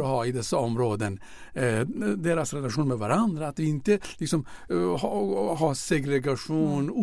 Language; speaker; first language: Swedish; non-native, fluent; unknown